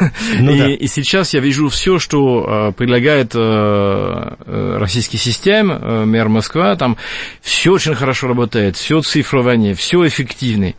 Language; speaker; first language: Russian; non-native, fluent; French